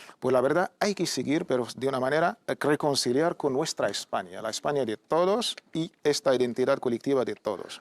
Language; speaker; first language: Spanish; non-native, fluent; Arabic